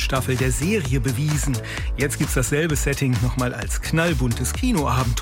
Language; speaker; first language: German; native; German